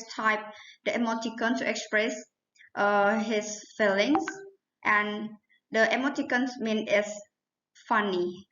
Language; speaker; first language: English; non-native, learner; Indonesian